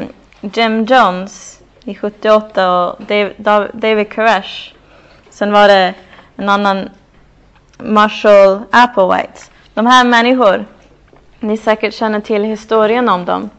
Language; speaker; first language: Swedish; non-native, fluent; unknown